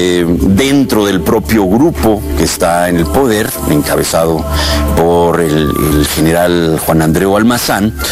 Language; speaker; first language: Spanish; native; Spanish